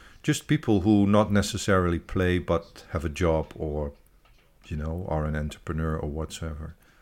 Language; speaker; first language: English; non-native, fluent; Dutch